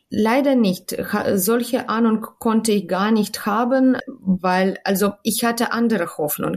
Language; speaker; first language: German; non-native, fluent; Ukrainian